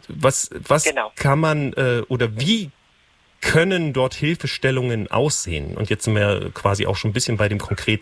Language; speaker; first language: German; native; German